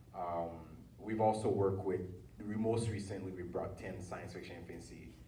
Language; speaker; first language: English; early bilingual, other home language; Haitian Creole